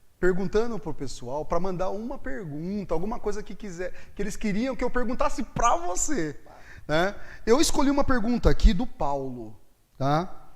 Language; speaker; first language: Portuguese; native; Portuguese